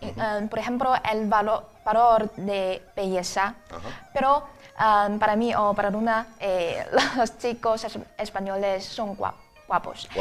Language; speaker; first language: Spanish; non-native, fluent; Chinese